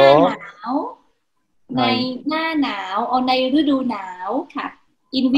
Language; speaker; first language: Thai; native; Thai